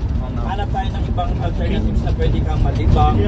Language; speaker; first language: Filipino; native; Filipino